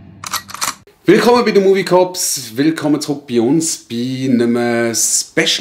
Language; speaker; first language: German; native; German